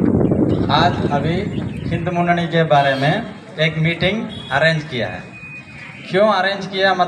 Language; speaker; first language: Hindi; non-native, local second language; Tamil